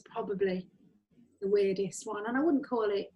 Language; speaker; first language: English; native; English